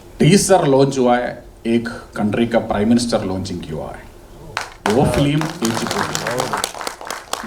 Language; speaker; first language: Hindi; non-native, local second language; Malayalam